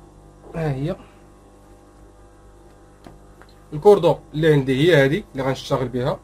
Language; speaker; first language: Arabic; native; Arabic